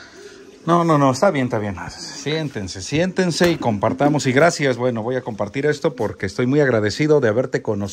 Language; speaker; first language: Spanish; native; Spanish